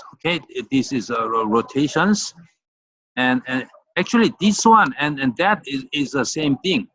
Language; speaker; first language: English; non-native, fluent; Korean